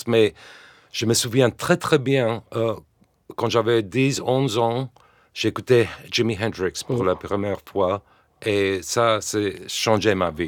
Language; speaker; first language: French; non-native, fluent; English